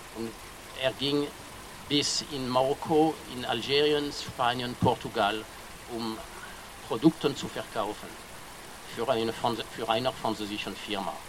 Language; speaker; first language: German; non-native, fluent; French